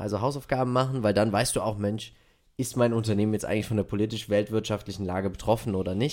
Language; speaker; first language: German; native; German